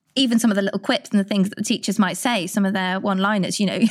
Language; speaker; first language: English; native; English